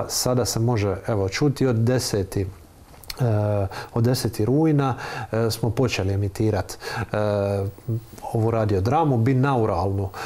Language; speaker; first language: Croatian; native; Croatian